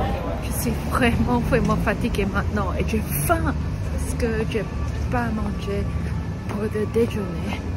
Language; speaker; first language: French; non-native, learner; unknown